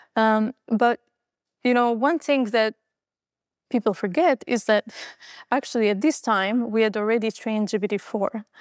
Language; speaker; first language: English; non-native, fluent; Albanian